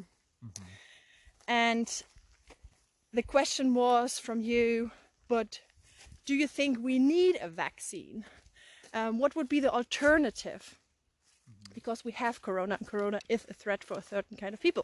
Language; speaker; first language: English; non-native, fluent; German